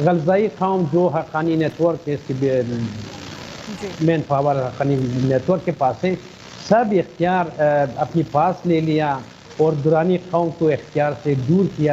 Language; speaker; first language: Hindi; non-native, fluent; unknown